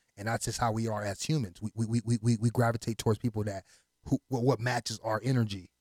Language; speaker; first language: English; early bilingual, other home language; Haitian Creole